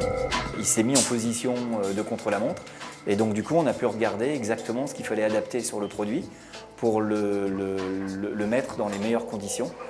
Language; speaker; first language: French; native; French